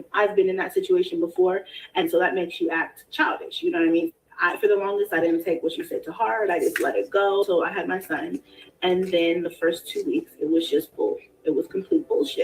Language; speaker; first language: English; native; English